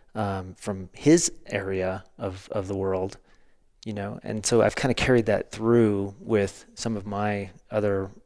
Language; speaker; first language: English; native; English